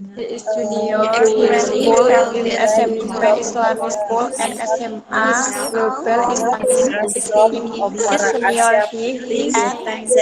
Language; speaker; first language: English; non-native, learner; Indonesian